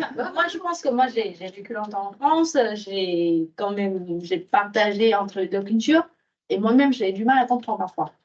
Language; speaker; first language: French; non-native, fluent; Vietnamese